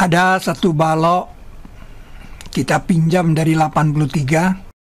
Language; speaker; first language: Indonesian; native; Indonesian